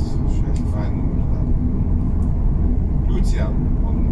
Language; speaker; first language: Polish; non-native, learner; Russian